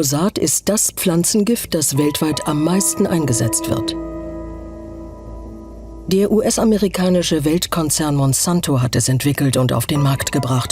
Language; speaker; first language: German; native; German